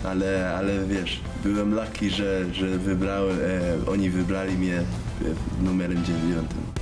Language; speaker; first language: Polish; early bilingual, heritage; English